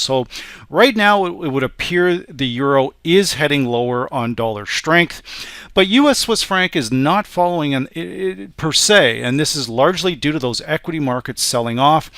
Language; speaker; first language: English; native; English